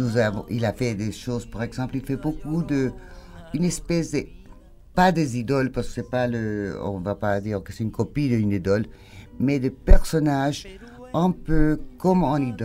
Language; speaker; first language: French; non-native, fluent; Spanish